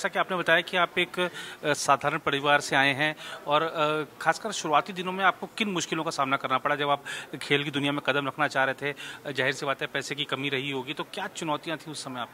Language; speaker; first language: Hindi; native; Hindi